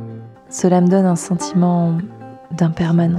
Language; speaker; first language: French; native; French